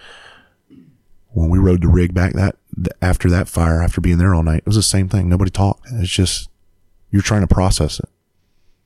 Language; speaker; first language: English; native; English